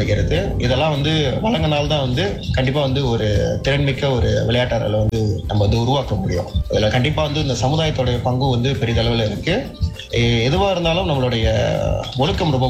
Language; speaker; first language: Tamil; early bilingual, heritage; Tamil